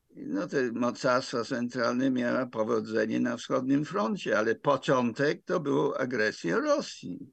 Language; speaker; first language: Polish; non-native, fluent; English